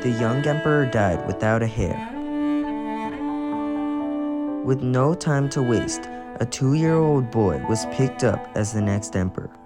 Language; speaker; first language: English; non-native, fluent; Chinese